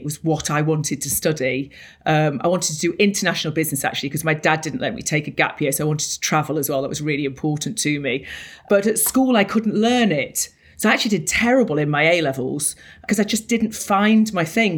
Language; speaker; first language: English; native; English